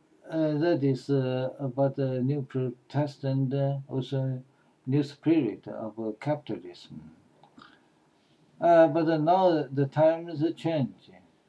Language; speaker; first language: English; non-native, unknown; Chinese